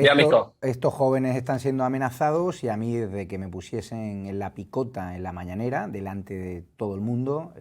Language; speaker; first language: Spanish; native; Spanish